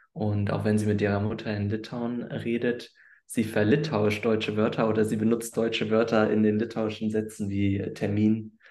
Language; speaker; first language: German; native; German